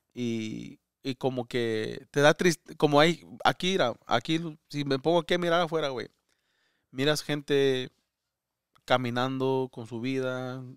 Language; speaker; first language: Spanish; early bilingual, other home language; English